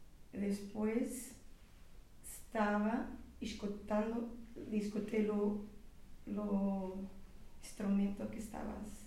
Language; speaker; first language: Spanish; non-native, learner; Portuguese